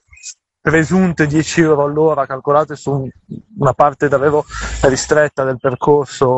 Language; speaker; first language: Italian; native; Italian